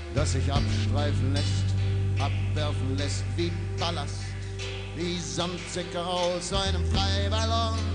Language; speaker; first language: German; native; German